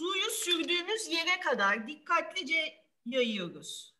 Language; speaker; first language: Turkish; native; Turkish